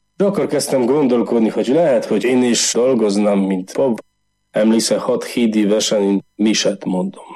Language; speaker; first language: Hungarian; non-native, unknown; Polish